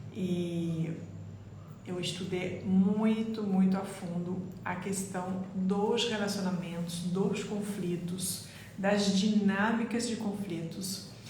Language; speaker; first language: Portuguese; non-native, fluent; French